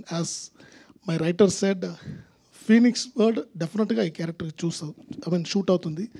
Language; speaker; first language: Telugu; non-native, learner; Tamil